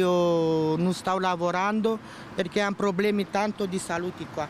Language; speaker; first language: Italian; non-native, learner; Romanian